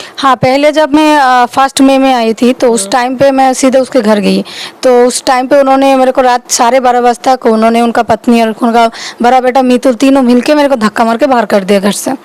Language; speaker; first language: Hindi; non-native, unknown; Bangla